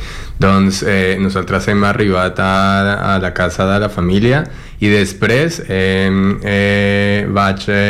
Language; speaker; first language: Catalan; non-native, learner; Spanish